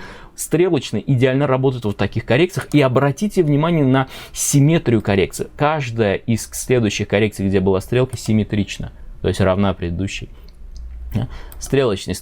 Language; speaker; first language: Russian; native; Russian